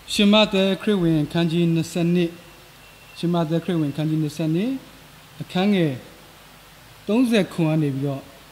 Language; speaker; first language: Burmese; non-native, local second language; S'gaw Karen